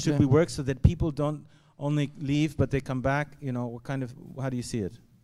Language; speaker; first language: English; non-native, fluent; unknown